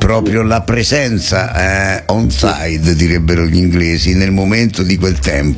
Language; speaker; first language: Italian; native; Italian